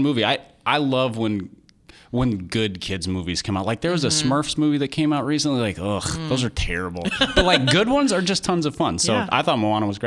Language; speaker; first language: English; native; English